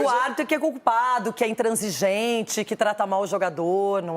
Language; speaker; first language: Portuguese; native; Portuguese